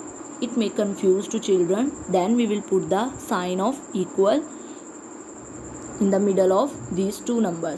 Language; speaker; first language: English; non-native, local second language; Urdu